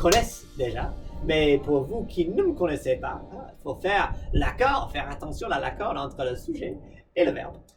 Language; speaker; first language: French; non-native, fluent; English